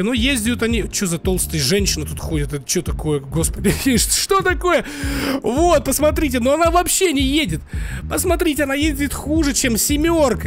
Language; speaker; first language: Russian; native; Russian